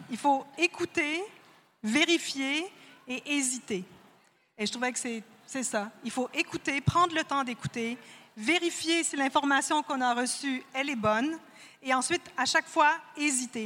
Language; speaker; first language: French; native; French